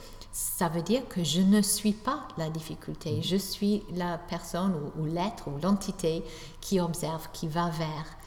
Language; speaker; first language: French; non-native, fluent; English